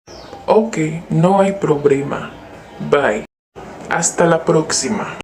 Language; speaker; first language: Spanish; non-native, learner; Haitian Creole